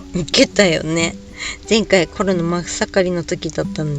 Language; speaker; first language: Japanese; native; Japanese